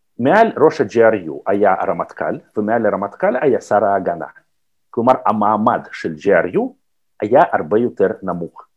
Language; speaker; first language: Hebrew; non-native, fluent; Russian